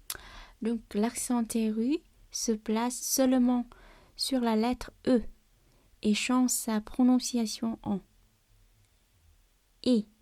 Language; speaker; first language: French; non-native, learner; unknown